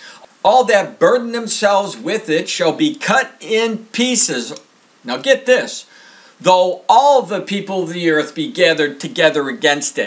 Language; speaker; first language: English; native; English